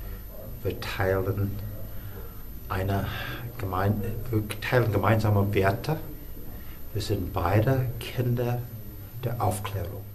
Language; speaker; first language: German; non-native, fluent; English